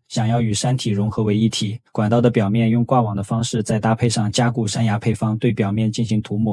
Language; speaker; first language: Chinese; native; Chinese